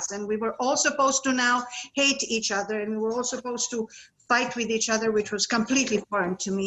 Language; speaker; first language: English; non-native, fluent; Serbian